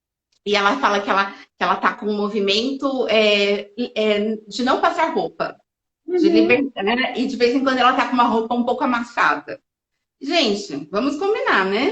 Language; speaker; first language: Portuguese; native; Portuguese